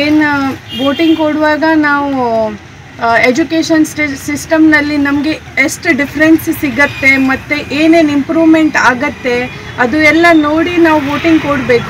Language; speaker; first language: Kannada; non-native, local second language; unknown